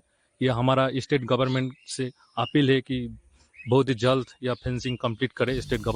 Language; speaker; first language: Hindi; non-native, local second language; Bangla